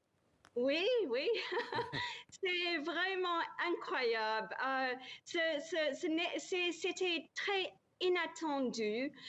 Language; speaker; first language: French; non-native, learner; English